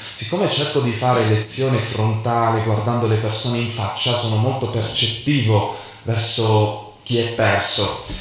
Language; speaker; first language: Italian; non-native, fluent; Arabic